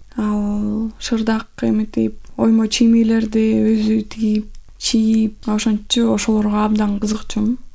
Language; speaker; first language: Kyrgyz; non-native, local second language; Russian